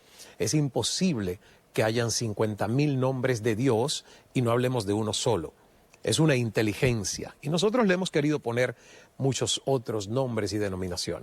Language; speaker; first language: Spanish; native; Spanish